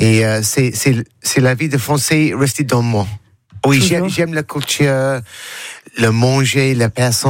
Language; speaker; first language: French; non-native, learner; English